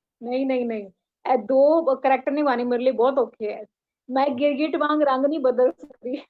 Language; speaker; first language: Hindi; native; Hindi